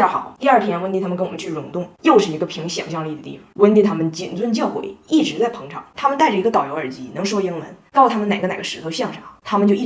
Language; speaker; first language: Chinese; native; Chinese